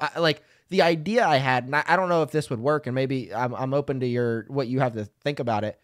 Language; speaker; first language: English; native; English